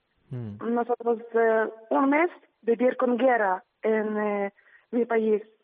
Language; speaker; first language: Spanish; non-native, learner; Ukrainian